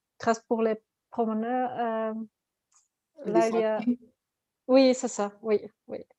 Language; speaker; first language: French; non-native, learner; Dutch